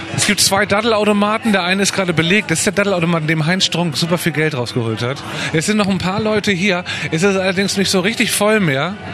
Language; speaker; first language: German; native; German